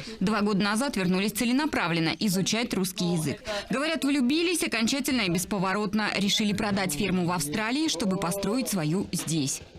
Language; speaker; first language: Russian; native; Russian